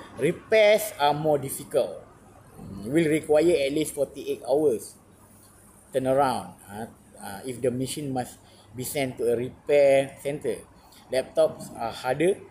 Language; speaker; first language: English; non-native, learner; Malay